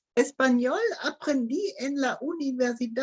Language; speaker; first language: Spanish; non-native, learner; German